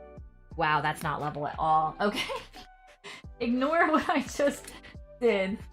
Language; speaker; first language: English; native; English